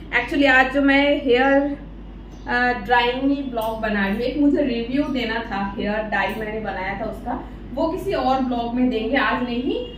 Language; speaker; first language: Hindi; non-native, local second language; Bangla